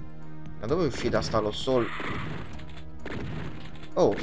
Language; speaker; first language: Italian; native; Italian